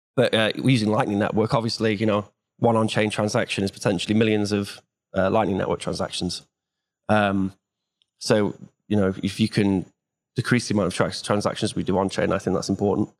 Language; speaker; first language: English; native; English